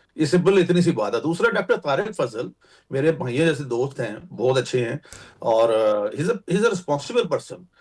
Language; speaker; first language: Urdu; non-native, local second language; Punjabi